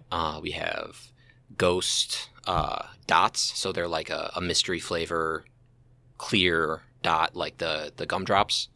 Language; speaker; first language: English; native; English